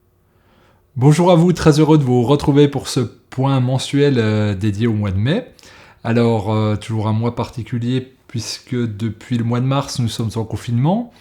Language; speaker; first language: French; native; French